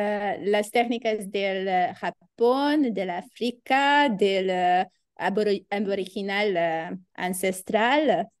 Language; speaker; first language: Spanish; non-native, learner; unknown